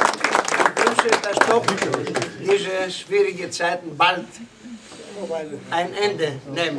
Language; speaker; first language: German; non-native, fluent; Greek